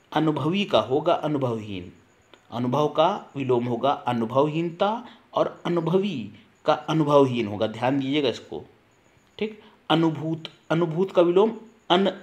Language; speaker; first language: Hindi; native; Hindi